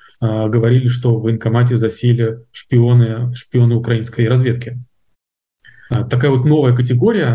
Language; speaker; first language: Russian; native; Russian